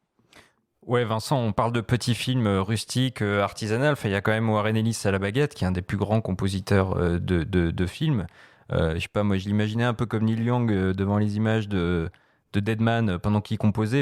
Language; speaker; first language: French; native; French